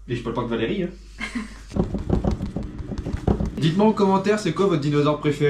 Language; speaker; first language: French; native; French